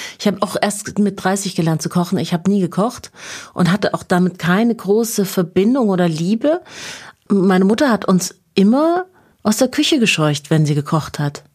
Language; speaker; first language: German; native; German